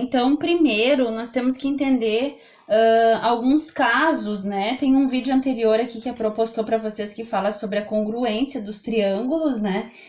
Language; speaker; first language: Portuguese; native; Portuguese